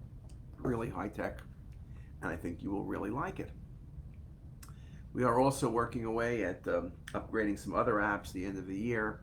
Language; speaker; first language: English; native; English